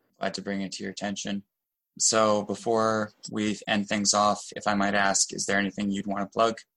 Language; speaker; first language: English; native; English